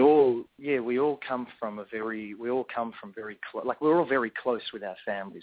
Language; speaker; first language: English; native; English